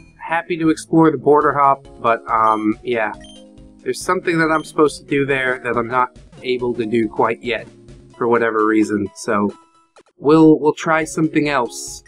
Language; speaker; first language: English; native; English